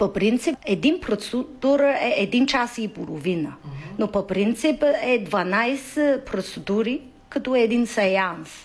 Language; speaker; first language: Bulgarian; non-native, learner; Chinese